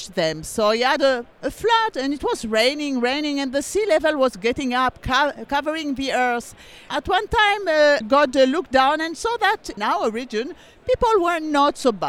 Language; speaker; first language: English; non-native, fluent; French